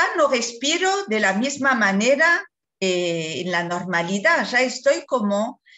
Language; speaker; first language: Spanish; non-native, fluent; French